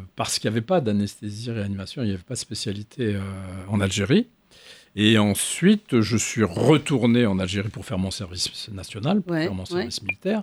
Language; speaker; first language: French; non-native, local second language; Arabic